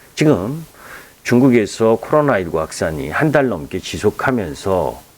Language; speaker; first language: Korean; native; Korean